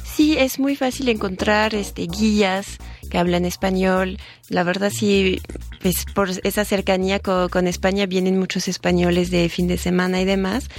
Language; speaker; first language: Spanish; non-native, fluent; French